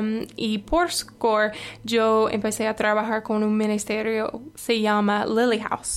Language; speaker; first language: Spanish; non-native, fluent; English